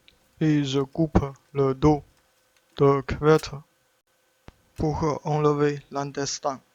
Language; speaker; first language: French; non-native, learner; Chinese